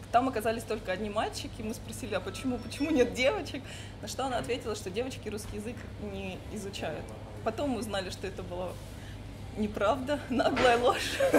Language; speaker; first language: Russian; native; Russian